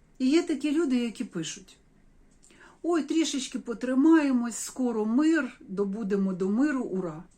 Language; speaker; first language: Ukrainian; non-native, local second language; Russian